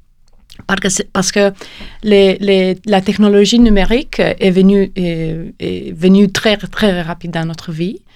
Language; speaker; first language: French; non-native, fluent; Romanian